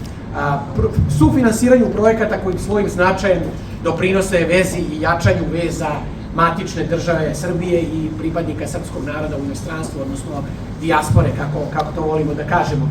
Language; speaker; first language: Bosnian; native; Bosnian